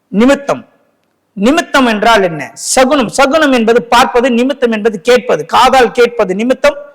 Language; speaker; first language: Tamil; native; Tamil